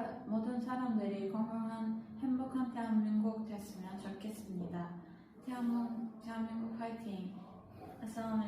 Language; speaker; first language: Korean; non-native, learner; Uzbek